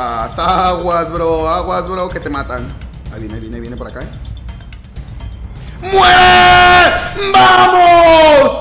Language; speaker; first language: Spanish; native; Spanish